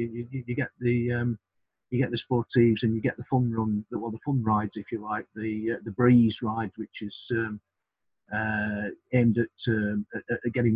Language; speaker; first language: English; native; English